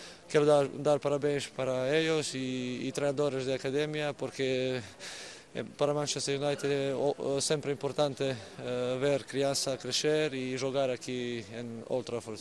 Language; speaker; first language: Portuguese; non-native, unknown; Serbian